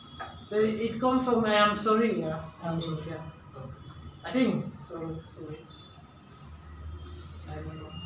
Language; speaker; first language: English; non-native, fluent; German